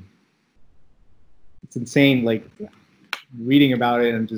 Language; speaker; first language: English; early bilingual, other home language; Filipino